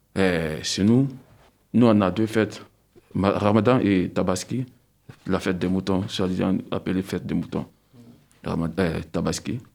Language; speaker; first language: French; non-native, local second language; Susu